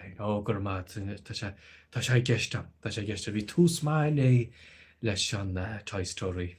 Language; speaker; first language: Irish; native; Irish